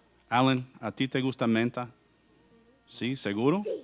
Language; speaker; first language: Spanish; non-native, fluent; English